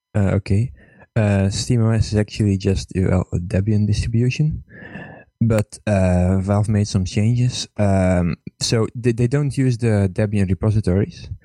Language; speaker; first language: English; non-native, fluent; Estonian